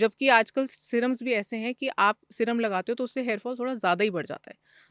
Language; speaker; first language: Hindi; native; Hindi